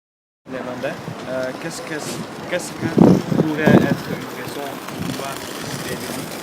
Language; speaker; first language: French; non-native, learner; Dutch